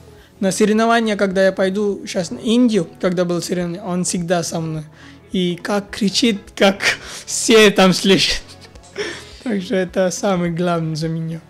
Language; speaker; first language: Russian; non-native, fluent; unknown